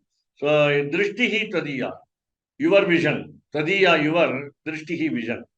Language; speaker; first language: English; non-native, local second language; Tamil